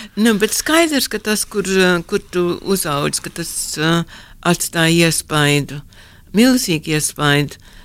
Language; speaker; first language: Latvian; native; Latvian